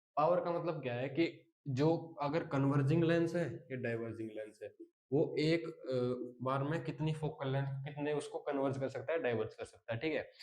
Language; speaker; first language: Hindi; native; Hindi